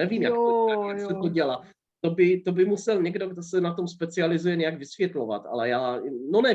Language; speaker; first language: Czech; non-native, fluent; Polish